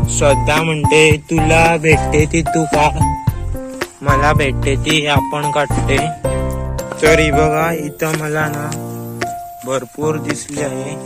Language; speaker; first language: Marathi; non-native, local second language; Konkani